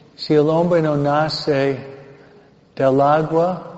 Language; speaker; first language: Spanish; non-native, fluent; English